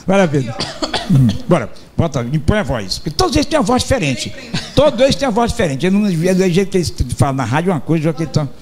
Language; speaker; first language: Portuguese; native; Portuguese